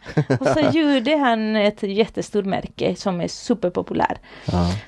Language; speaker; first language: Swedish; non-native, fluent; Spanish